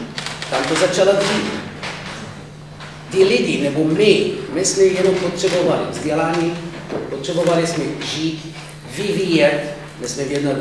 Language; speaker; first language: Czech; non-native, fluent; Arabic